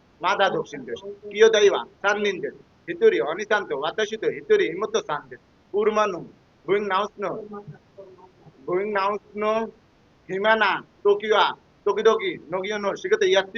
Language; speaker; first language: Japanese; non-native, learner; Bangla